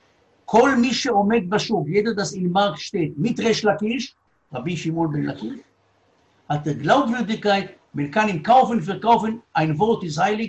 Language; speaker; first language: German; non-native, learner; Hebrew